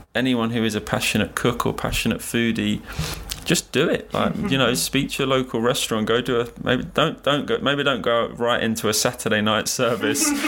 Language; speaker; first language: English; native; English